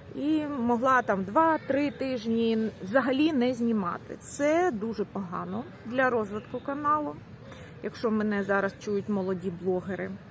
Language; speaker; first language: Ukrainian; non-native, local second language; Russian